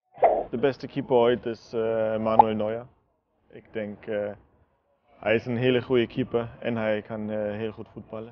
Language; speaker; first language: Dutch; non-native, fluent; German